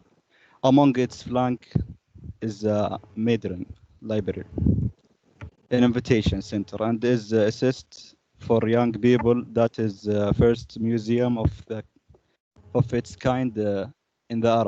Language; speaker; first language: English; non-native, learner; Arabic